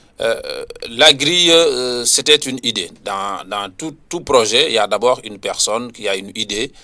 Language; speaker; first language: French; non-native, local second language; Wolof